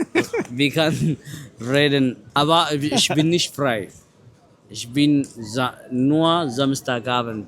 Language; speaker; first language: German; non-native, learner; Amharic